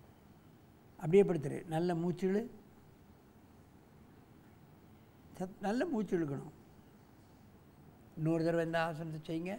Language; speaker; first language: Tamil; native; Tamil